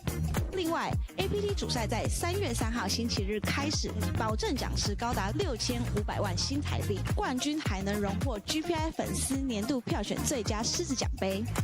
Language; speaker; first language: Chinese; native; Chinese